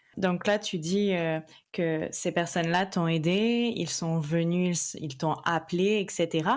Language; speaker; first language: French; native; French